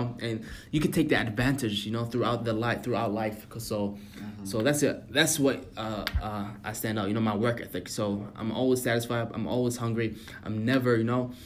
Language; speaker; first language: English; native; English